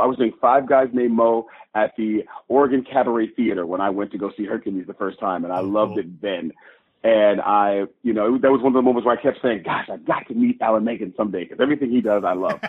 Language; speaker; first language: English; native; English